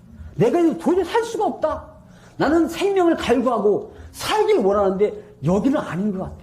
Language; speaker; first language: Korean; native; Korean